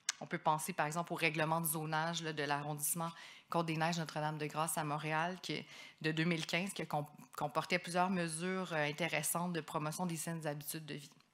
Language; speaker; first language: French; native; French